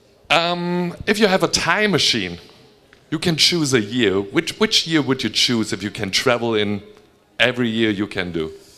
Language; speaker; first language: English; non-native, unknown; German